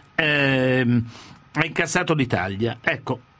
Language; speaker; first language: Italian; native; Italian